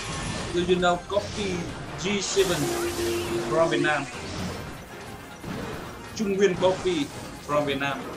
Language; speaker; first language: English; non-native, learner; Vietnamese